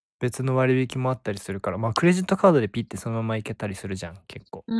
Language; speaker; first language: Japanese; native; Japanese